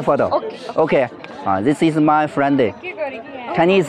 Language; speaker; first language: English; non-native, learner; Chinese